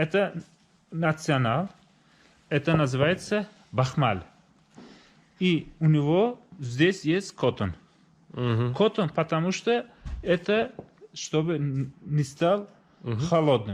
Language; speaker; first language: Russian; non-native, local second language; Uzbek